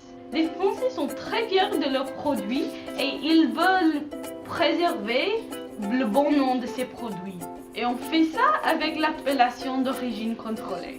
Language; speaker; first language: French; non-native, learner; English